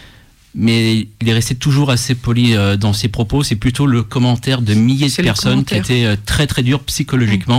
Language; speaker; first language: French; native; French